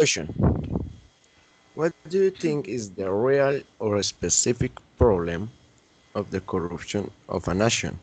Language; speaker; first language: English; non-native, learner; Spanish